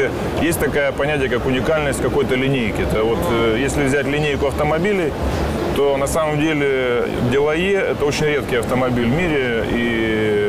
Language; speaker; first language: Russian; native; Russian